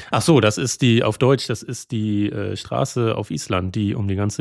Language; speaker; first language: German; native; German